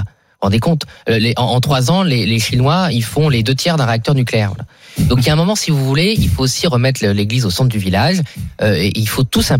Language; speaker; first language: French; native; French